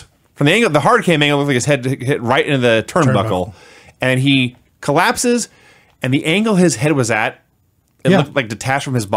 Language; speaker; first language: English; native; English